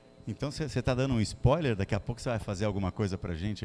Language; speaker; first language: Portuguese; native; Portuguese